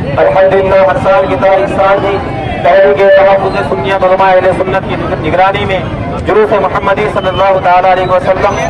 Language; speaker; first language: Urdu; native; Urdu